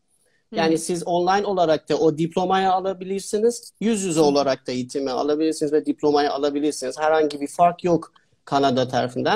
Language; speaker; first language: Turkish; non-native, fluent; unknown